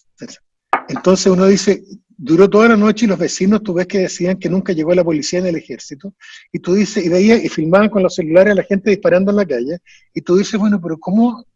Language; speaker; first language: Spanish; native; Spanish